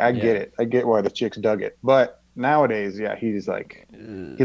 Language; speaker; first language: English; native; English